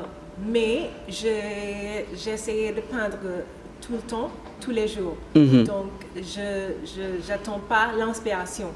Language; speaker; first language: French; non-native, learner; English